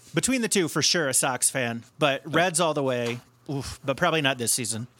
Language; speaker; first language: English; native; English